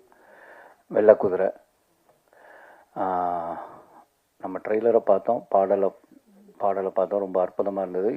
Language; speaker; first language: Tamil; native; Tamil